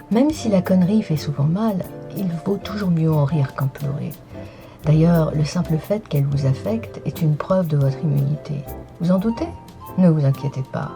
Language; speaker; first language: French; native; French